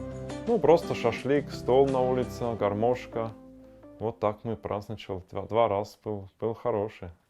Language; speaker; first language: Russian; non-native, learner; German